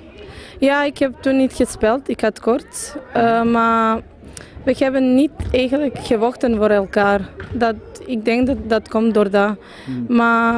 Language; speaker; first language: Dutch; non-native, fluent; Serbian